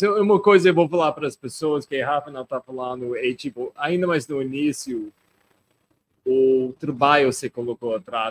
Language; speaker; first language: Portuguese; non-native, fluent; English